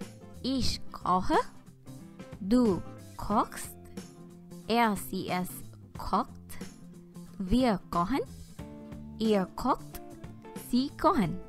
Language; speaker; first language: German; non-native, fluent; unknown